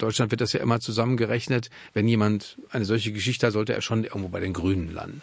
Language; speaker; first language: German; native; German